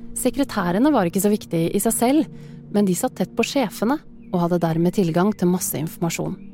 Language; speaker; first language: Norwegian; native; Norwegian